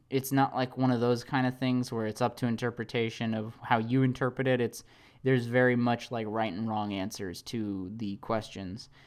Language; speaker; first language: English; native; English